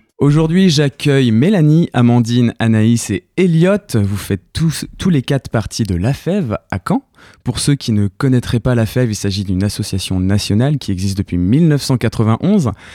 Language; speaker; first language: French; native; French